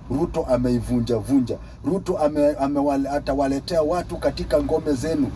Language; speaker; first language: Swahili; non-native, local second language; Luyia